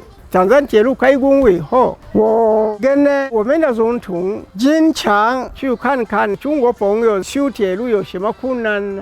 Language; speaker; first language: Chinese; non-native, fluent; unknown